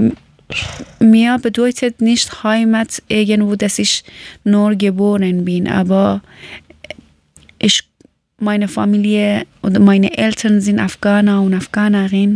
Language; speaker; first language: German; non-native, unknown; Persian